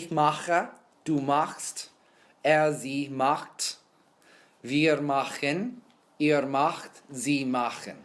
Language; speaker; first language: German; non-native, fluent; English